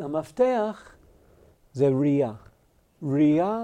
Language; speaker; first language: Hebrew; non-native, fluent; English